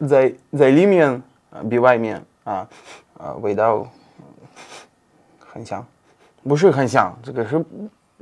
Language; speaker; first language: Chinese; non-native, learner; Russian